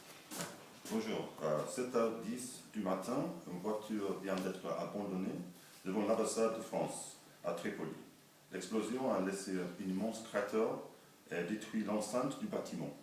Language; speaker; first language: French; non-native, fluent; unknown